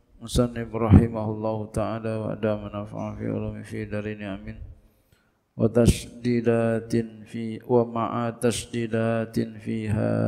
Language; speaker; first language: Arabic; non-native, fluent; Indonesian